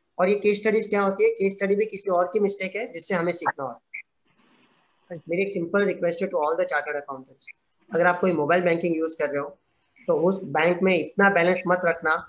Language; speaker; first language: Hindi; non-native, local second language; Gujarati